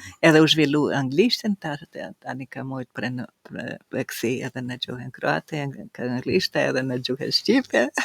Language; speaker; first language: Albanian; non-native, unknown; Croatian